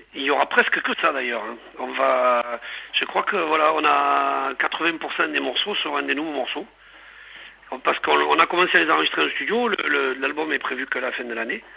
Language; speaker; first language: French; non-native, fluent; English